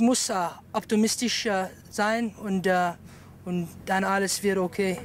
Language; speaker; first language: German; non-native, learner; English